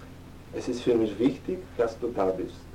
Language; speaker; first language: German; non-native, fluent; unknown